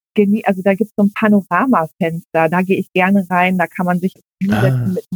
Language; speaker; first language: German; native; German